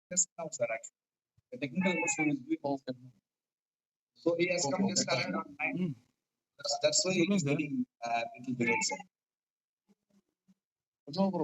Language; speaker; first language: English; non-native, local second language; Tamil